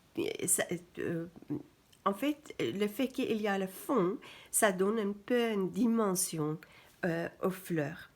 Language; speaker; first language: French; non-native, fluent; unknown